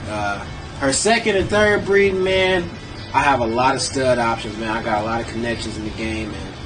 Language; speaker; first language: English; native; English